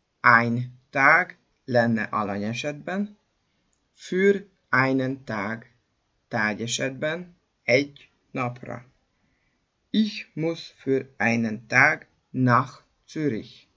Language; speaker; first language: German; non-native, fluent; Hungarian